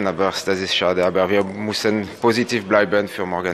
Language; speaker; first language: German; non-native, local second language; French